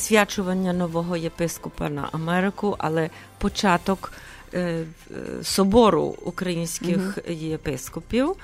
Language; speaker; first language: Ukrainian; early bilingual, heritage; Ukrainian